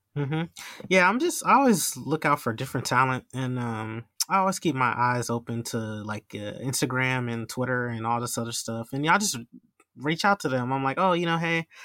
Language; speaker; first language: English; native; English